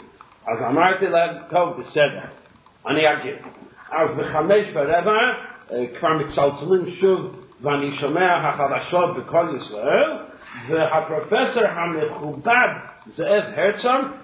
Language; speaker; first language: Hebrew; non-native, fluent; English